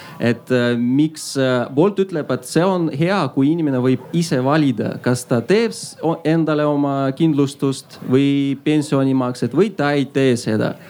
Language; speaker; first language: Estonian; non-native, local second language; Russian